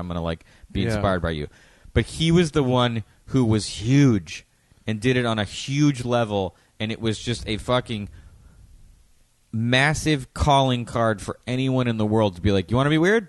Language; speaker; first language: English; native; English